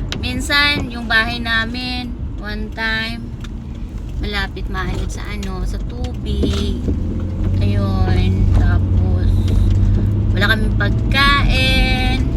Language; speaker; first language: Filipino; native; Filipino